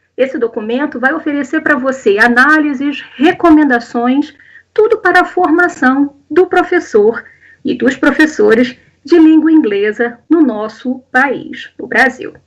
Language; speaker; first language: Portuguese; native; Portuguese